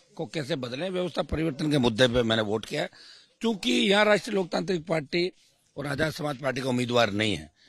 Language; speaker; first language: Hindi; native; Hindi